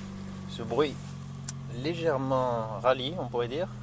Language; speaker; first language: French; native; French